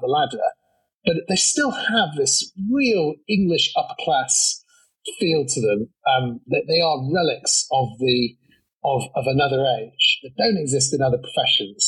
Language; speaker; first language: English; native; English